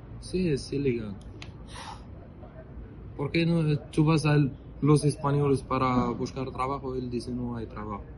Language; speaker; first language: Spanish; non-native, learner; Arabic